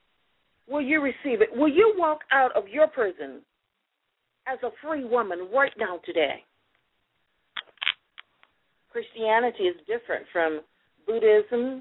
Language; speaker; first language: English; native; English